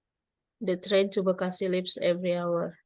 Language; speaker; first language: English; non-native, learner; Indonesian